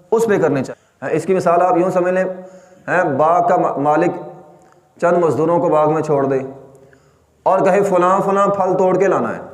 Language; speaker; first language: Urdu; native; Urdu